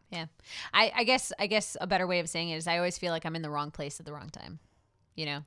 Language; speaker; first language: English; native; English